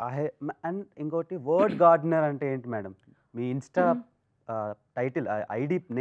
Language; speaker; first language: Telugu; native; Telugu